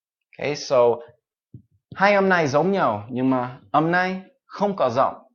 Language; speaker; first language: Vietnamese; non-native, fluent; English